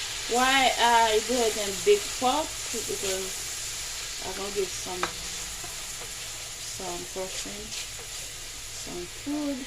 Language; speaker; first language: English; non-native, learner; Haitian Creole